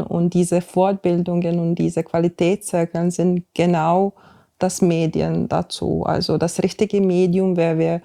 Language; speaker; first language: German; non-native, fluent; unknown